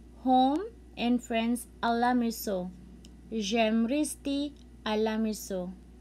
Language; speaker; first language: French; non-native, learner; Cebuano